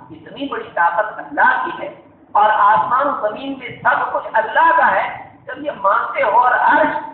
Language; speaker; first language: Urdu; native; Urdu